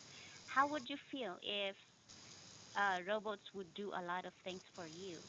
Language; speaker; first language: English; non-native, fluent; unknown